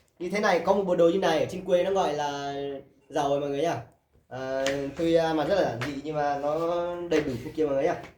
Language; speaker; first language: Vietnamese; non-native, local second language; Hmong